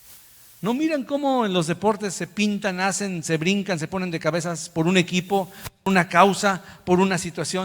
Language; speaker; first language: Spanish; native; Spanish